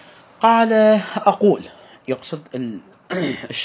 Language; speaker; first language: Arabic; native; Arabic